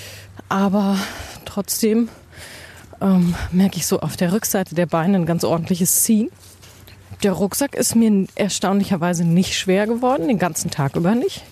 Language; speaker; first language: German; native; German